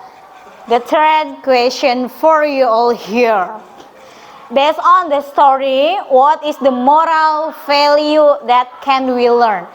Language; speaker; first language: English; non-native, fluent; Indonesian